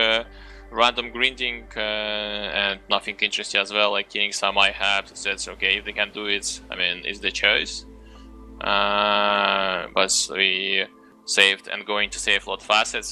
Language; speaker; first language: English; non-native, fluent; Russian